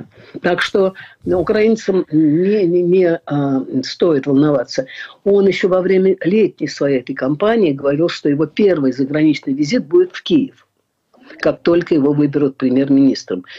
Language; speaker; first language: Russian; native; Russian